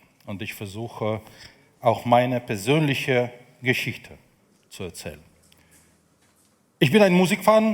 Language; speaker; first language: German; non-native, fluent; Ukrainian